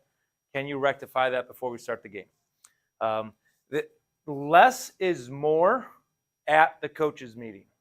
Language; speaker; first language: English; native; English